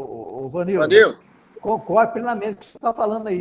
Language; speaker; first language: Portuguese; native; Portuguese